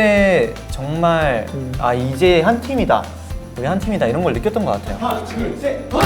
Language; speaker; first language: Korean; native; Korean